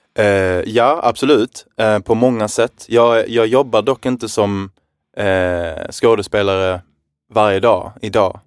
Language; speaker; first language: Swedish; early bilingual, other home language; Arabic